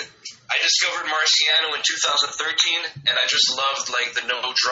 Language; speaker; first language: English; non-native, fluent; French